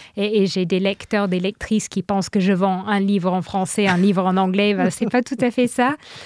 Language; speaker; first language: French; non-native, fluent; English